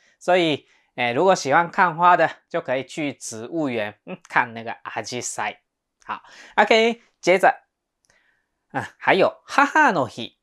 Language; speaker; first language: Chinese; non-native, fluent; Japanese